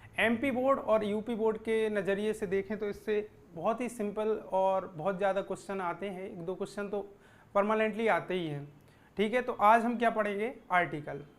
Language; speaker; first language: Hindi; native; Hindi